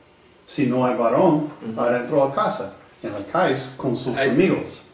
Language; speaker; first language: Spanish; non-native, fluent; English